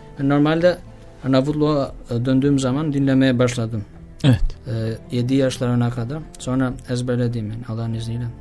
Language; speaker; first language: Turkish; non-native, learner; Albanian